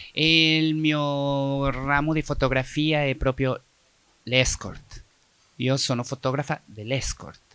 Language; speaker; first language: Italian; non-native, fluent; Spanish